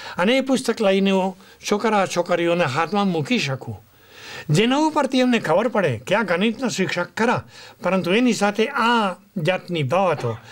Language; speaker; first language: Gujarati; non-native, fluent; Spanish